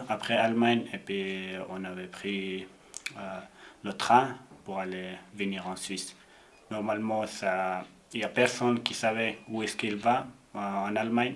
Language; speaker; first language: French; non-native, learner; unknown